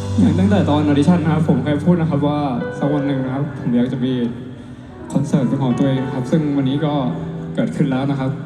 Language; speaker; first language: Thai; native; Thai